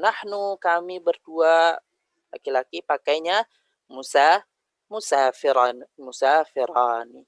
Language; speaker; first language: Indonesian; native; Indonesian